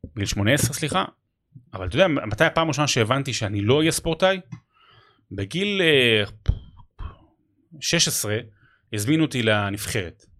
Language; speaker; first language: Hebrew; native; Hebrew